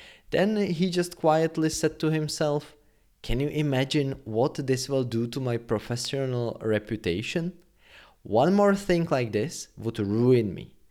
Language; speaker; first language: English; non-native, fluent; Czech